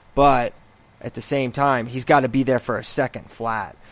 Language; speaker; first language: English; native; English